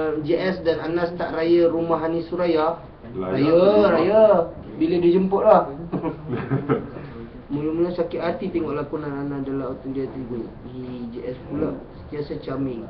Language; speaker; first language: Malay; native; Malay